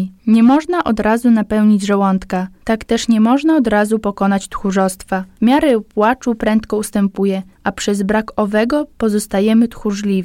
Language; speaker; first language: Polish; native; Polish